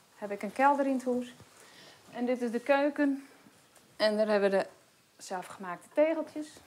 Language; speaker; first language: Dutch; non-native, local second language; Western Frisian